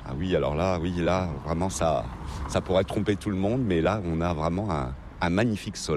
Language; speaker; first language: French; native; French